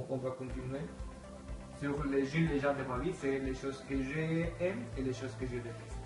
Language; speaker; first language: French; non-native, learner; Spanish